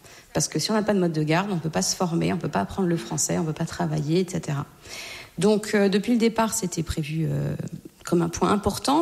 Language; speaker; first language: French; native; French